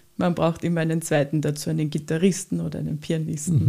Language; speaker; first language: German; native; German